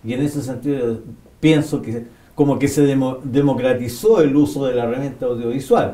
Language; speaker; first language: Spanish; native; Spanish